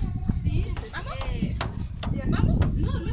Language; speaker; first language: Spanish; non-native, learner; Haitian Creole